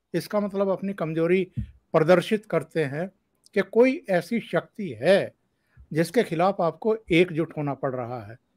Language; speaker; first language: Hindi; native; Hindi